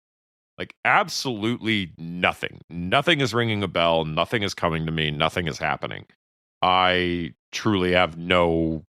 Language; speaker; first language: English; native; English